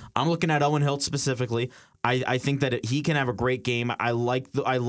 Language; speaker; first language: English; native; English